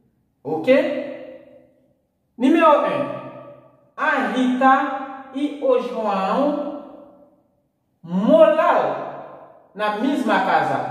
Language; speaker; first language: Portuguese; non-native, learner; Haitian Creole